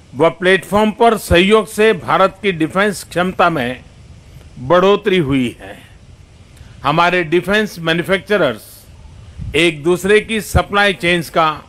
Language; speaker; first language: Hindi; non-native, local second language; Gujarati